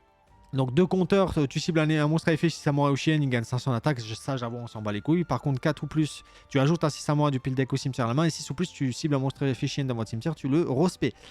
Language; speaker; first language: French; native; French